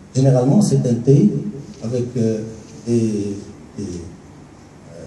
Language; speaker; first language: French; non-native, local second language; Arabic